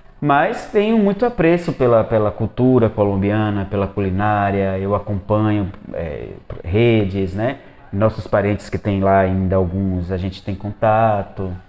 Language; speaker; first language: Portuguese; early bilingual, other home language; Spanish